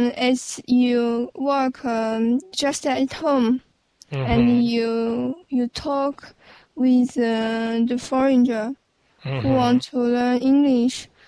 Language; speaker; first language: English; non-native, learner; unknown